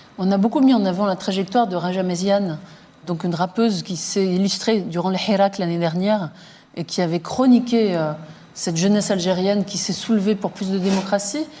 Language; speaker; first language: French; native; French